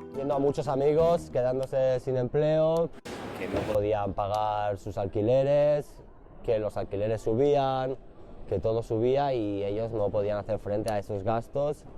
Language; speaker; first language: Spanish; native; Spanish